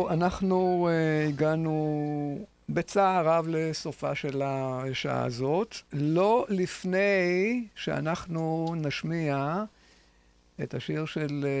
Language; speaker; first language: Hebrew; native; Hebrew